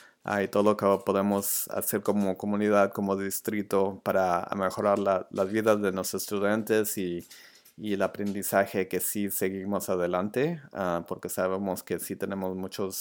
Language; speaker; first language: Spanish; early bilingual, other home language; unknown